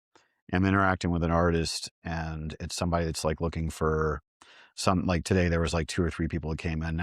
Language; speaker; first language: English; native; English